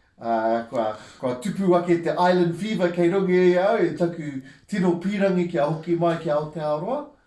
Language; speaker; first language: Māori; non-native, local second language; English